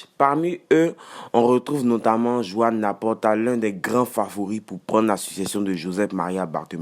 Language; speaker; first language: French; native; French